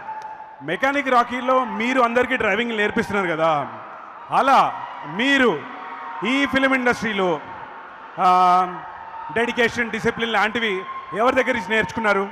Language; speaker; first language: Telugu; native; Telugu